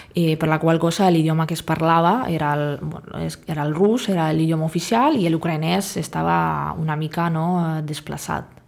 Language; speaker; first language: Catalan; non-native, fluent; Russian